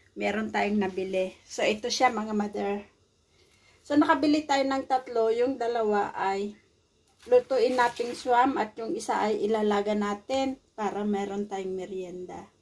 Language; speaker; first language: Filipino; non-native, local second language; Iloko